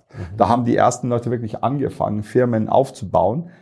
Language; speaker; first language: German; non-native, fluent; Turkish